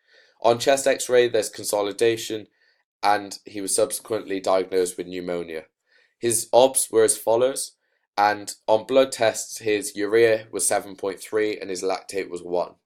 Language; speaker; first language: English; native; English